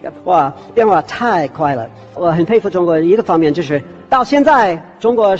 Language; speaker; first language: Chinese; non-native, fluent; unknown